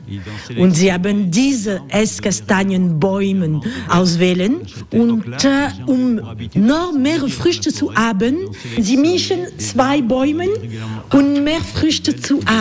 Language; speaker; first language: German; non-native, learner; French